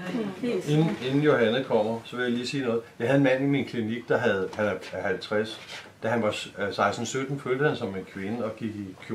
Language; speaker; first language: Danish; native; Danish